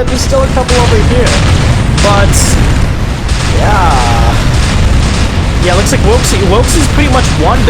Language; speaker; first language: English; native; English